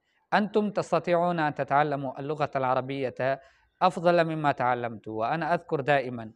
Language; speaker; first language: Arabic; non-native, fluent; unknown